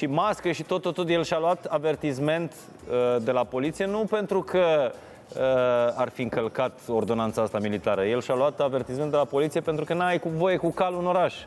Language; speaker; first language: Romanian; native; Romanian